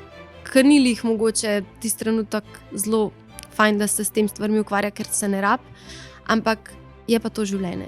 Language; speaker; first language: Slovenian; native; Slovenian